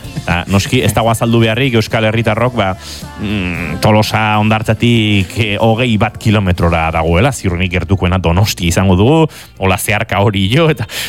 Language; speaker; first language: Basque; native; Basque